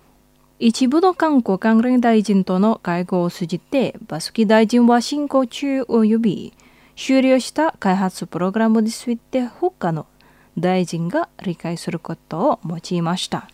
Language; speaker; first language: Japanese; non-native, fluent; Indonesian